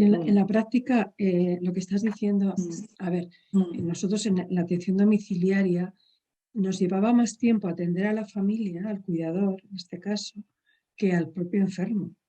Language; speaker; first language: Spanish; native; Spanish